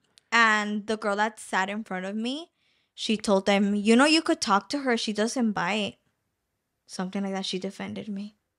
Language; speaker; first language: English; early bilingual, other home language; Spanish